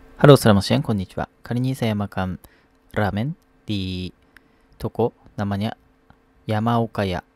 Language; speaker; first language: Indonesian; non-native, learner; Japanese